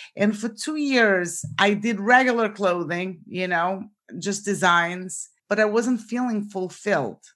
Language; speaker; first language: English; non-native, fluent; Portuguese